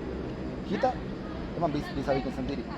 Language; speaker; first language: Indonesian; non-native, fluent; Spanish